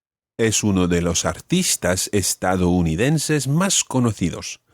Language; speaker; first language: Spanish; non-native, fluent; English